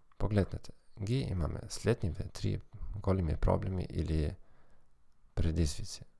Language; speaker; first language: Macedonian; non-native, fluent; German